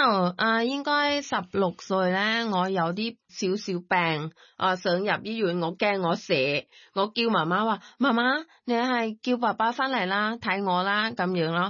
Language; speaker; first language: Cantonese; non-native, learner; Thai